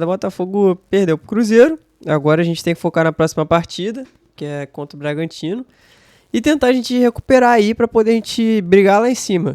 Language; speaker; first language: Portuguese; native; Portuguese